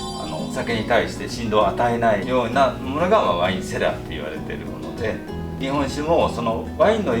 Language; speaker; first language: Japanese; native; Japanese